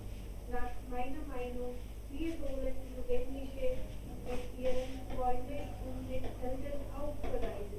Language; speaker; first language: German; non-native, learner; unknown